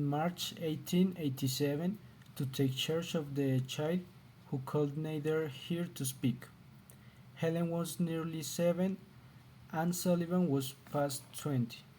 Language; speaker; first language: English; non-native, learner; Spanish